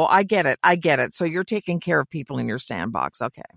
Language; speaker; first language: English; native; English